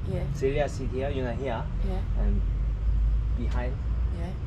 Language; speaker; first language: English; non-native, learner; Korean